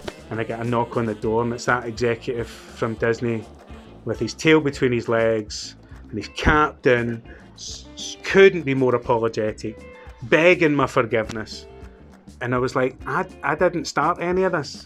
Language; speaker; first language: English; native; English